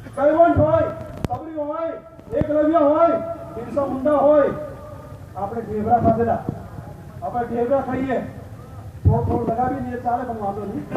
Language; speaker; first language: Gujarati; non-native, local second language; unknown